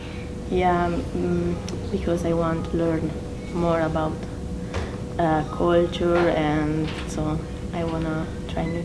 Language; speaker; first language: English; non-native, fluent; Italian